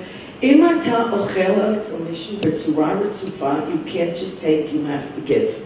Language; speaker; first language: Hebrew; non-native, fluent; English